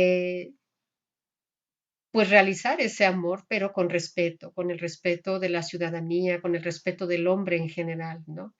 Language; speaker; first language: Spanish; native; Spanish